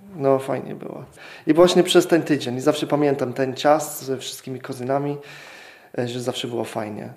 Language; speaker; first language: Polish; non-native, fluent; English